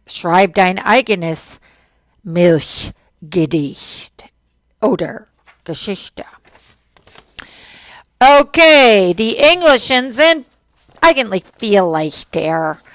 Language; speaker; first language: German; non-native, fluent; English